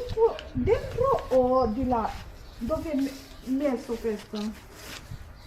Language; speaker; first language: Italian; non-native, learner; Mizo